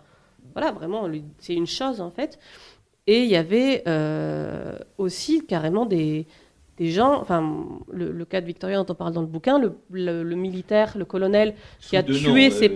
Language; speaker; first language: French; native; French